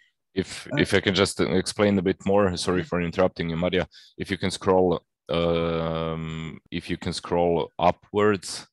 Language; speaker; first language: English; non-native, fluent; Croatian